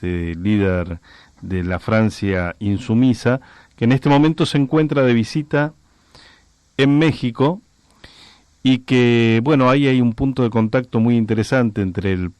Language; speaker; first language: Spanish; native; Spanish